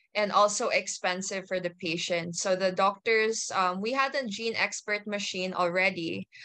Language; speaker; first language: English; native; English